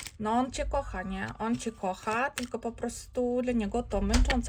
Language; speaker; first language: Polish; non-native, learner; Ukrainian